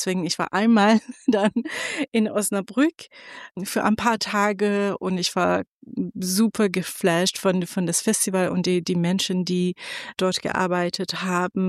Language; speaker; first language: German; non-native, fluent; Persian